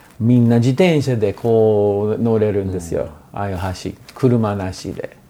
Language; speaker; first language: Japanese; non-native, fluent; English